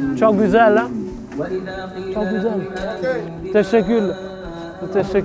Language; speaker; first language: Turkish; non-native, learner; Italian